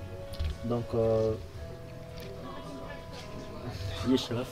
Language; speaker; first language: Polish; non-native, learner; Lingala